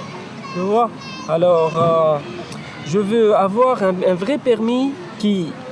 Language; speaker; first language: French; non-native, local second language; Arabic